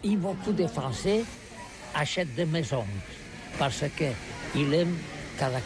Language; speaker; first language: French; non-native, learner; Catalan